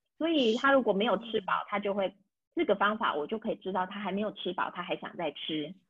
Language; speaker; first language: Chinese; native; Chinese